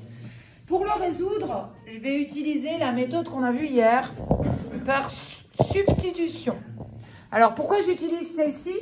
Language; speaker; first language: French; native; French